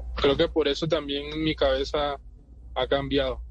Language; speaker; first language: Spanish; native; Spanish